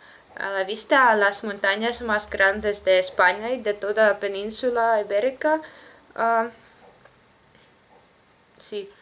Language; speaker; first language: Spanish; non-native, learner; Russian